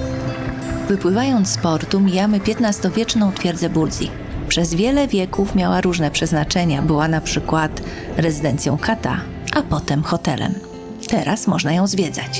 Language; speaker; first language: Polish; native; Polish